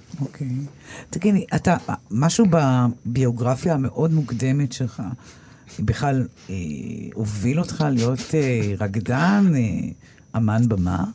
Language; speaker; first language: Hebrew; native; Hebrew